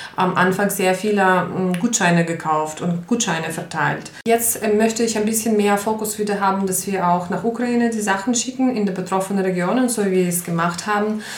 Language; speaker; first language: German; non-native, fluent; Ukrainian